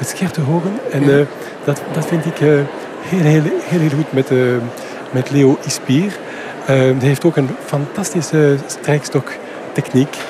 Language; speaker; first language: Dutch; non-native, fluent; French